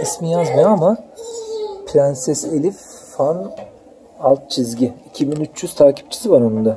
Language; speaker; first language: Turkish; native; Turkish